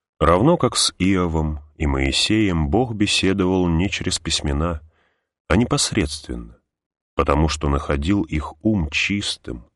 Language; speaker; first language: Russian; native; Russian